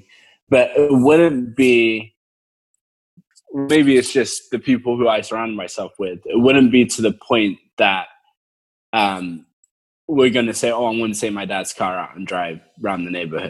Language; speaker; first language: English; native; English